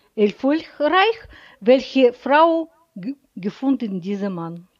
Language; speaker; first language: German; non-native, learner; Russian